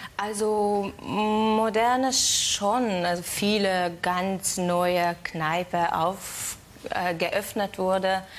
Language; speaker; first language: German; non-native, learner; Hungarian